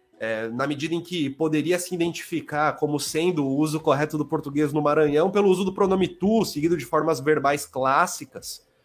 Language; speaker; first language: Portuguese; native; Portuguese